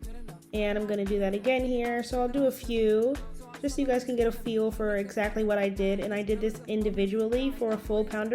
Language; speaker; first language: English; native; English